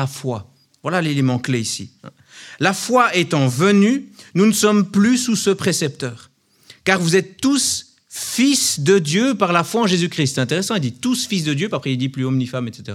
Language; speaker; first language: French; native; French